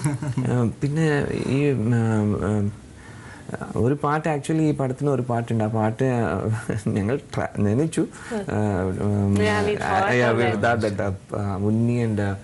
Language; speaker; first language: Malayalam; non-native, learner; Telugu